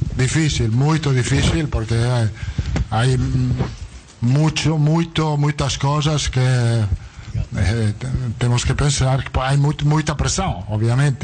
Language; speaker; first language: Portuguese; non-native, learner; Italian